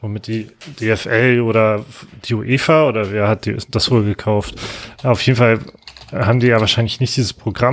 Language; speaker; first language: German; native; German